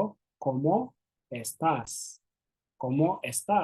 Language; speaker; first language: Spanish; non-native, learner; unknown